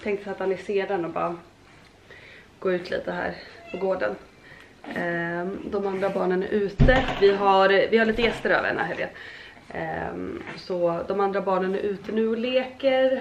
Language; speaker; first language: Swedish; native; Swedish